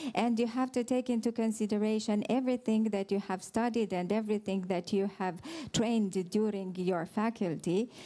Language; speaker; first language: English; non-native, fluent; Romanian